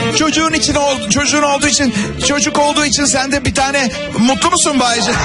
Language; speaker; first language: Turkish; native; Turkish